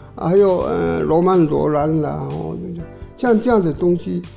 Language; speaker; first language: Chinese; non-native, local second language; Min Nan Chinese